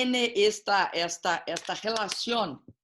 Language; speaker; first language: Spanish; non-native, learner; Portuguese